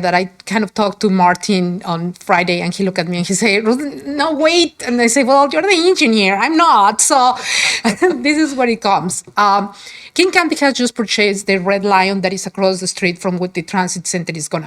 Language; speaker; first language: English; non-native, fluent; Spanish